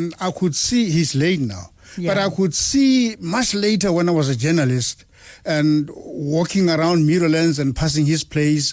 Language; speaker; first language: English; non-native, local second language; Tswana